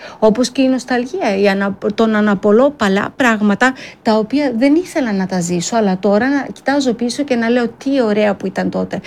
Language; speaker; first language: Greek; early bilingual, heritage; Greek